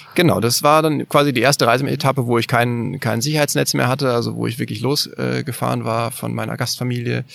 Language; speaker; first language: German; native; German